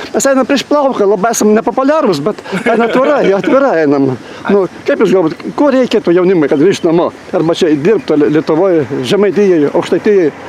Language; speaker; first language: Lithuanian; native; Lithuanian